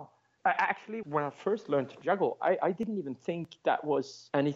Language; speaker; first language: English; non-native, fluent; Swedish